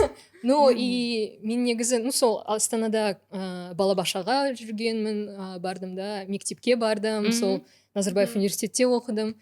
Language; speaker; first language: Kazakh; non-native, local second language; Russian